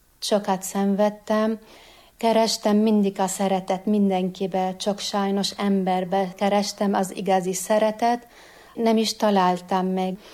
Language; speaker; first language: Hungarian; non-native, fluent; Arabic